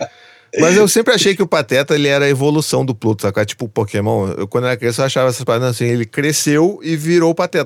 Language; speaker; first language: Portuguese; native; Portuguese